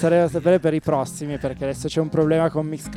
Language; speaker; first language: Italian; native; Italian